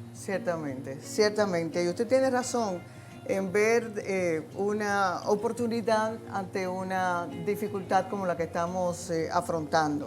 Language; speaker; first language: Spanish; native; Spanish